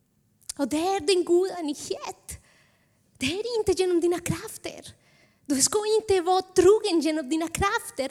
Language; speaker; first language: Swedish; non-native, fluent; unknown